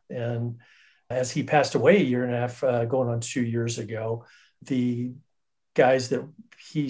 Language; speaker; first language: English; native; English